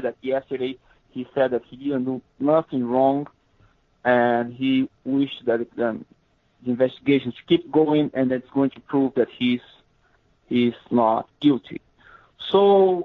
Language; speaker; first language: English; non-native, fluent; Portuguese